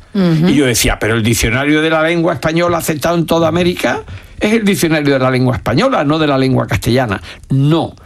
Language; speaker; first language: Spanish; native; Spanish